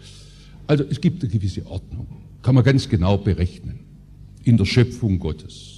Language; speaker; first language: German; native; German